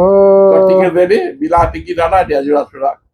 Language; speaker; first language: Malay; non-native, learner; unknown